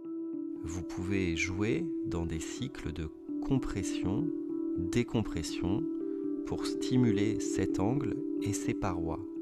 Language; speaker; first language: French; native; French